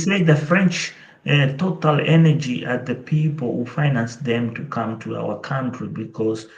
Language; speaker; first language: English; non-native, local second language; Portuguese